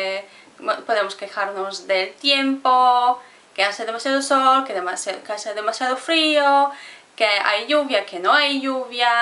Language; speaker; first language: Spanish; non-native, fluent; Polish